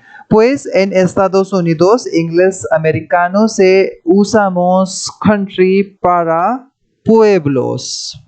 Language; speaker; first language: Spanish; non-native, fluent; Hindi